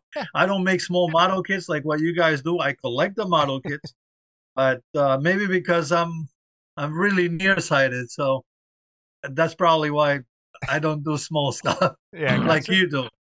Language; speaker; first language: English; early bilingual, other home language; Spanish